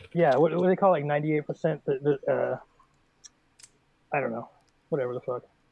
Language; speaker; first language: English; native; English